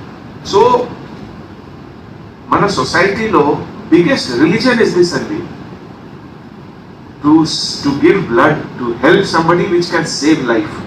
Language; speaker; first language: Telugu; non-native, fluent; Hindi